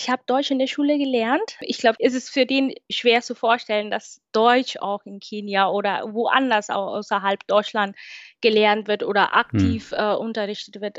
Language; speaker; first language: German; non-native, fluent; Swahili